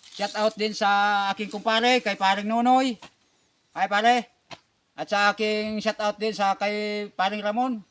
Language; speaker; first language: Filipino; non-native, local second language; Bikol